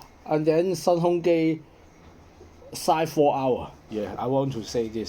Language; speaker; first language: English; non-native, learner; Cantonese